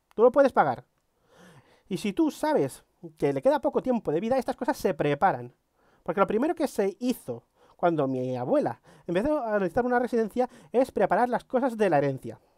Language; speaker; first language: Spanish; native; Spanish